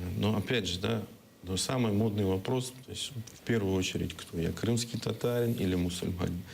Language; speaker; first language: Russian; non-native, local second language; Crimean Tatar